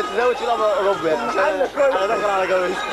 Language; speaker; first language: Arabic; native; Arabic